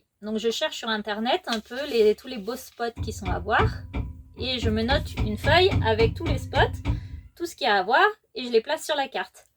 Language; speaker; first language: French; native; French